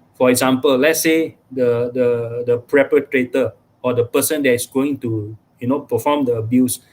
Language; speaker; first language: English; non-native, local second language; Malay